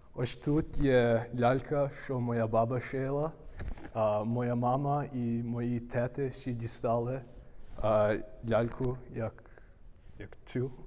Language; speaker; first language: Ukrainian; early bilingual, heritage; Ukrainian